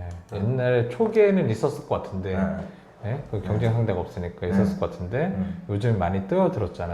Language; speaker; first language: Korean; native; Korean